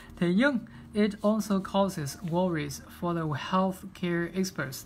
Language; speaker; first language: English; non-native, fluent; Vietnamese